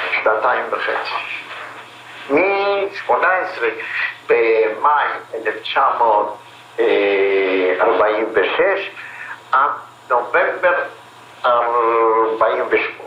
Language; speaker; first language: Hebrew; non-native, fluent; Polish